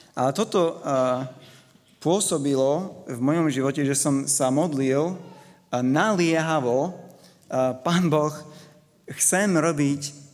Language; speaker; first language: Slovak; non-native, fluent; English